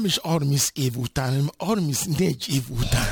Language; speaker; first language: Hungarian; non-native, fluent; Yoruba